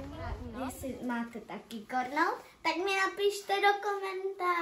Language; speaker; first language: Czech; early bilingual, heritage; Czech